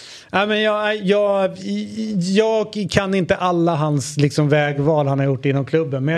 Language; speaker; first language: Swedish; native; Swedish